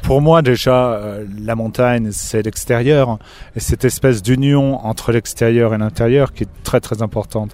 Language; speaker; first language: French; native; French